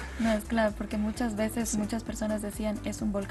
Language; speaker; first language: Spanish; native; Spanish